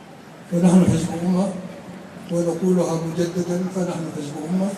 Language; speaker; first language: Arabic; native; Arabic